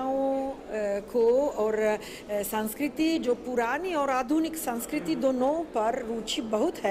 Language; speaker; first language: Hindi; non-native, fluent; Italian